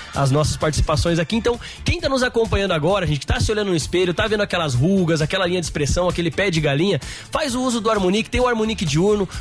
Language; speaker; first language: Portuguese; native; Portuguese